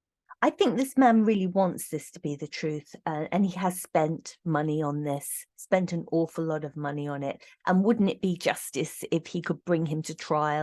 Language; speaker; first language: English; native; English